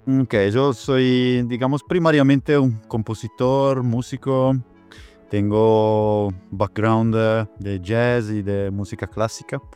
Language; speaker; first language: Spanish; non-native, fluent; Italian